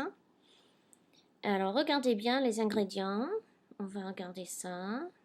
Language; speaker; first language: French; non-native, fluent; English